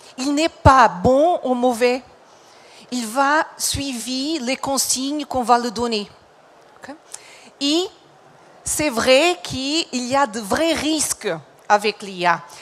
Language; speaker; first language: French; non-native, fluent; Portuguese